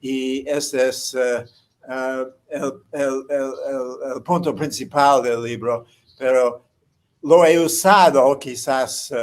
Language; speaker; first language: Spanish; non-native, fluent; English